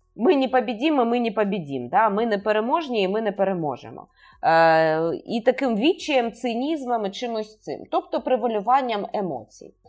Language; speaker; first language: Ukrainian; native; Ukrainian